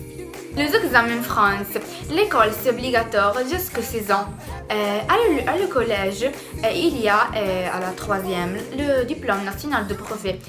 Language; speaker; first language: French; non-native, learner; Italian